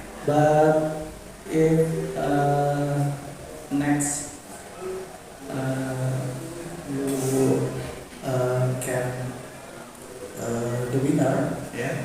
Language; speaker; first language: English; non-native, learner; Indonesian